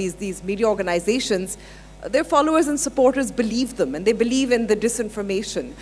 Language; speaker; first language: English; non-native, local second language; Urdu